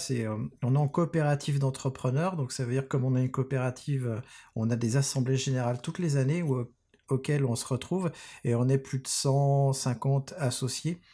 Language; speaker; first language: French; native; French